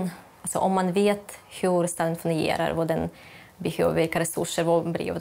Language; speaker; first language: Swedish; non-native, fluent; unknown